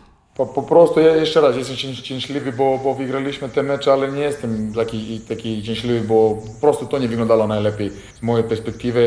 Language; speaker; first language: Polish; non-native, fluent; Serbian